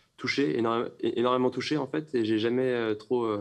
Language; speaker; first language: French; native; French